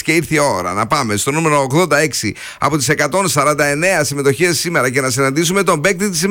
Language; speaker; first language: Greek; native; Greek